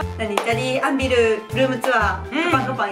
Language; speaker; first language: Indonesian; non-native, learner; Japanese